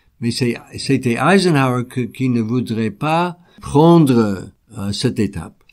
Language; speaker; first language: French; non-native, fluent; English